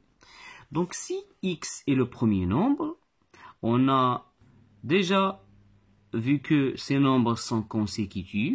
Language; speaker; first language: French; non-native, local second language; Arabic